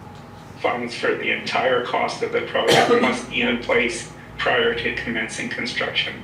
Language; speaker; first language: English; native; English